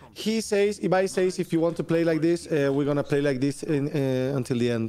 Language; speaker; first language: English; non-native, fluent; Spanish